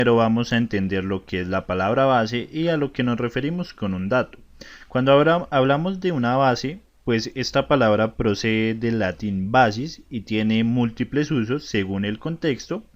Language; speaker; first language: Spanish; native; Spanish